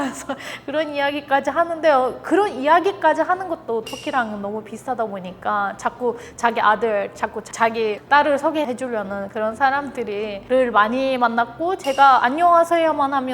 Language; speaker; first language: Korean; non-native, fluent; Turkish